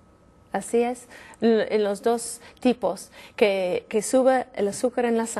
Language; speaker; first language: Spanish; non-native, fluent; English